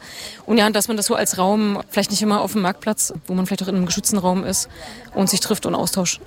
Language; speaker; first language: German; native; German